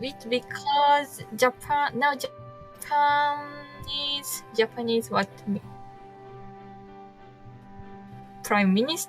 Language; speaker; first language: English; non-native, learner; Japanese